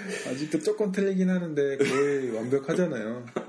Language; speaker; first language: Korean; native; Korean